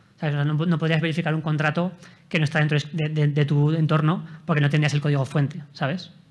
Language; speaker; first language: Spanish; native; Spanish